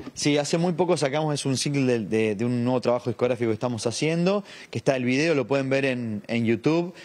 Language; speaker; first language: Spanish; native; Spanish